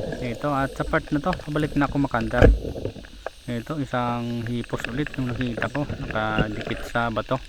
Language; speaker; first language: Filipino; non-native, local second language; Bikol